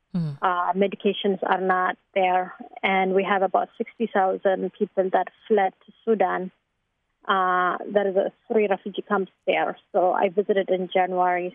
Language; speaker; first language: English; non-native, fluent; Tigrinya